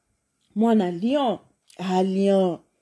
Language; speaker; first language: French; non-native, local second language; Lingala